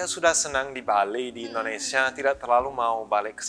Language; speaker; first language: Indonesian; early bilingual, other home language; English